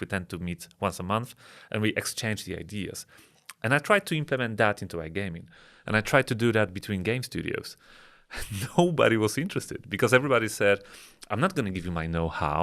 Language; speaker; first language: English; non-native, fluent; Polish